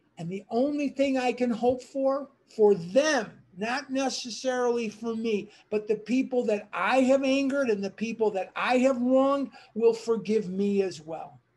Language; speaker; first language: English; native; English